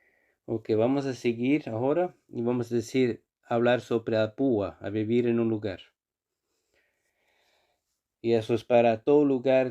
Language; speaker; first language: Spanish; non-native, fluent; Icelandic